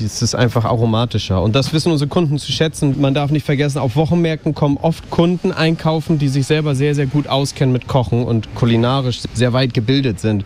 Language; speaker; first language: German; native; German